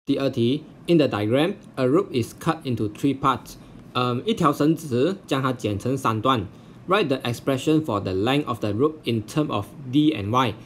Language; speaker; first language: English; non-native, local second language; Chinese